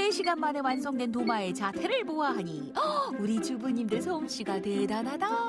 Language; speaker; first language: Korean; native; Korean